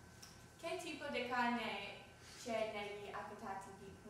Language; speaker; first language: Italian; non-native, learner; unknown